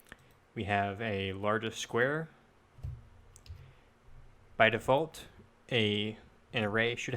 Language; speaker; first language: English; native; English